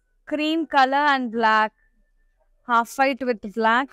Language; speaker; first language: English; non-native, local second language; Telugu